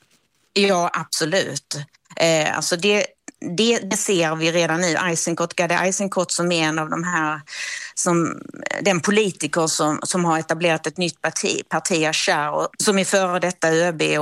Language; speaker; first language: Swedish; native; Swedish